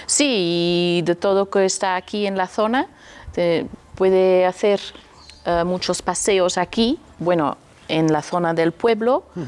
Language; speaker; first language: Spanish; non-native, learner; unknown